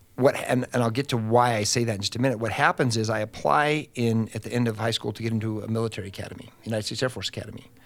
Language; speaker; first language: English; native; English